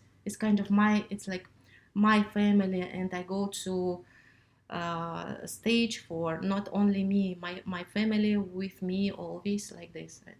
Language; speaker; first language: English; non-native, learner; Russian